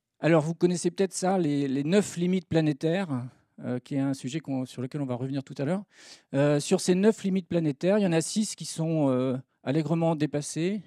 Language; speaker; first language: French; native; French